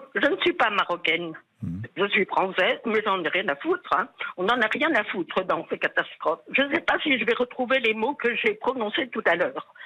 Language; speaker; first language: French; native; French